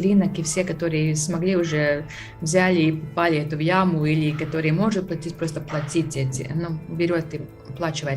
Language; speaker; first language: Russian; non-native, fluent; Latvian